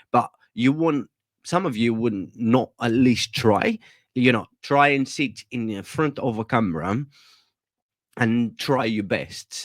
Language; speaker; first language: English; non-native, fluent; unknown